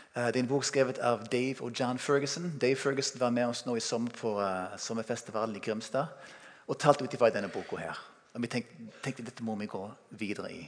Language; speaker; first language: Norwegian; non-native, fluent; English